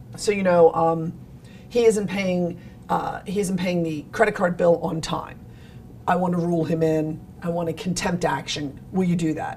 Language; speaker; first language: English; native; English